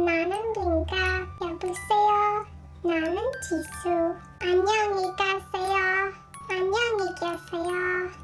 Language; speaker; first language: Korean; non-native, learner; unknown